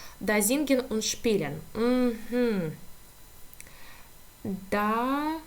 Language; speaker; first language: German; non-native, learner; Ukrainian